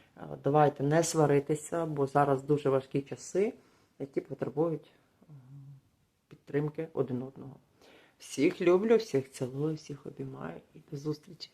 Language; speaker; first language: Ukrainian; non-native, local second language; Russian